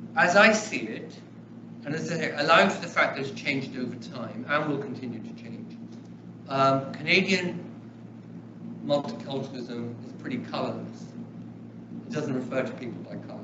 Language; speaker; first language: English; early bilingual, other home language; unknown